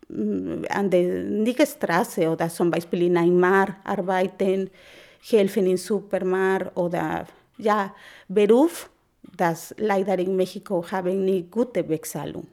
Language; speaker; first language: German; non-native, learner; Spanish